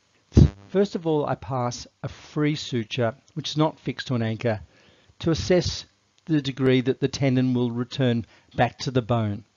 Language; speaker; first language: English; native; English